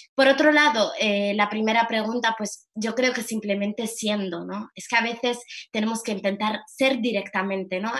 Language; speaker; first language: Spanish; early bilingual, heritage; Arabic